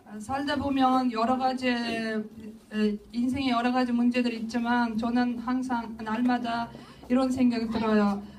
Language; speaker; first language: Korean; non-native, learner; Russian